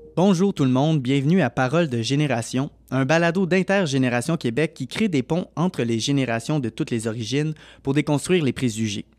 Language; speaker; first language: French; native; French